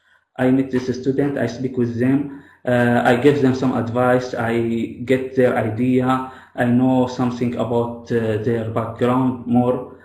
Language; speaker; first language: English; non-native, fluent; Arabic